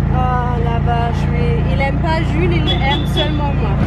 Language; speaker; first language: French; non-native, learner; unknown